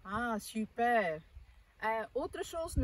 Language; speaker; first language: French; non-native, fluent; Tamil